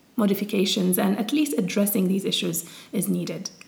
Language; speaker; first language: English; early bilingual, heritage; Arabic